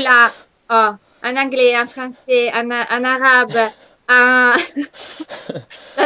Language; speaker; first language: French; non-native, learner; Italian